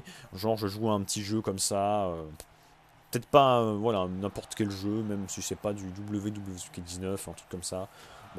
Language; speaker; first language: French; native; French